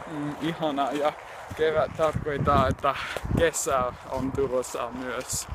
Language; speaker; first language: Finnish; non-native, learner; English